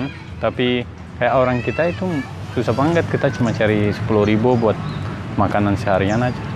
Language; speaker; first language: Indonesian; non-native, learner; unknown